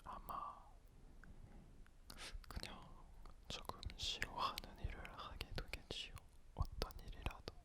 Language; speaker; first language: Korean; non-native, fluent; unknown